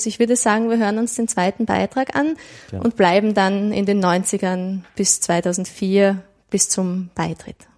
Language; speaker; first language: German; native; German